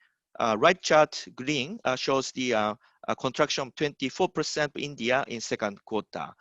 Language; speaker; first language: English; non-native, fluent; Japanese